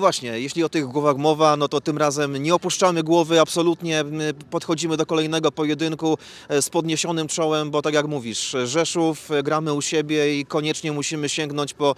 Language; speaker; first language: Polish; native; Polish